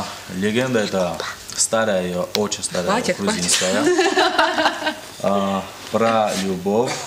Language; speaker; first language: Russian; non-native, learner; Georgian